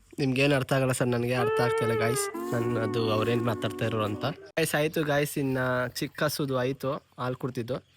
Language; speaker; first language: Kannada; non-native, local second language; Telugu